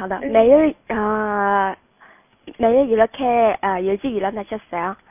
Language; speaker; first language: Korean; non-native, fluent; Chinese